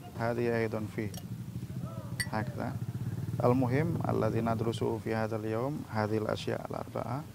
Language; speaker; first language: Arabic; non-native, fluent; Indonesian